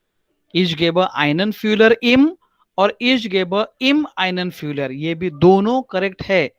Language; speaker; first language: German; non-native, fluent; Hindi